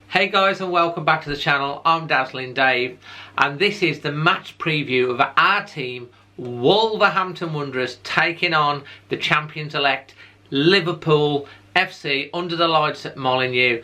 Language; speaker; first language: English; native; English